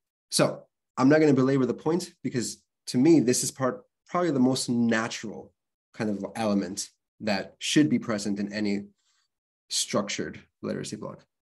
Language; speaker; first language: English; early bilingual, other home language; Spanish